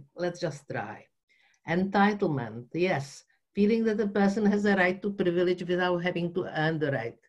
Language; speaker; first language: English; non-native, fluent; Czech